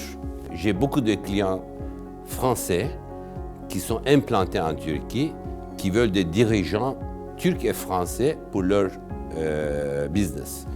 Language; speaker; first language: French; non-native, local second language; Turkish